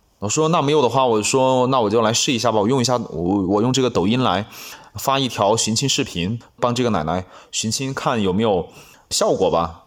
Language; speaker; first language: Chinese; non-native, local second language; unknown